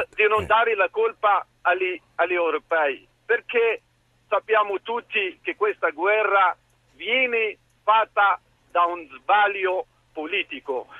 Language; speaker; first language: Italian; non-native, fluent; Arabic